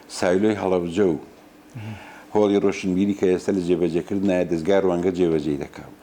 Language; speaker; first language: Central Kurdish; non-native, local second language; Gurani